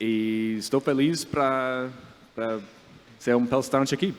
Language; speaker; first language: Portuguese; non-native, fluent; English